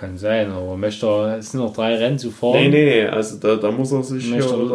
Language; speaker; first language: German; native; German